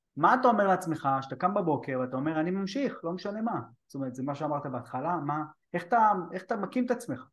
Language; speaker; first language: Hebrew; native; Hebrew